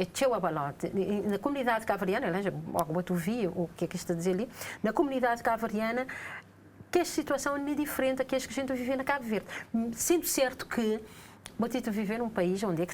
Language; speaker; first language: Portuguese; non-native, local second language; Kabuverdianu